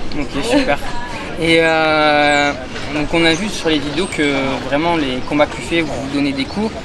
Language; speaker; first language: French; native; French